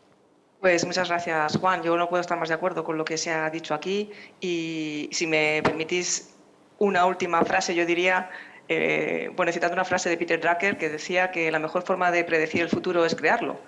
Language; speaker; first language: Spanish; native; Spanish